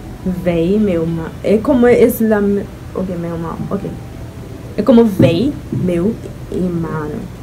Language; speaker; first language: Portuguese; non-native, learner; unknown